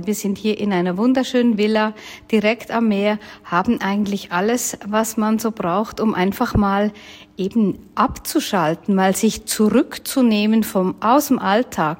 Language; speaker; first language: German; native; German